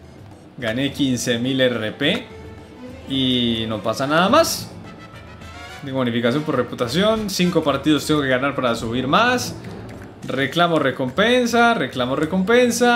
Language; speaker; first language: Spanish; native; Spanish